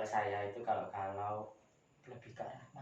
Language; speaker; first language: Indonesian; native; Indonesian